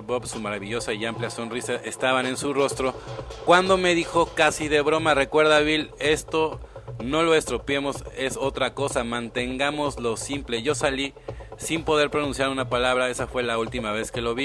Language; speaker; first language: Spanish; native; Spanish